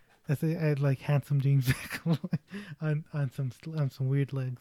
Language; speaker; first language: English; early bilingual, other home language; Spanish